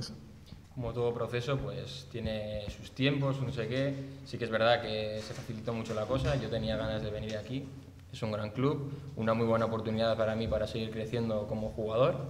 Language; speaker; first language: Spanish; native; Spanish